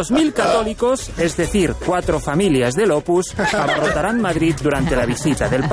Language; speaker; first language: Spanish; native; Spanish